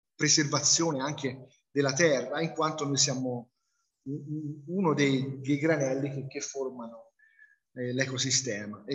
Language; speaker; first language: Italian; native; Italian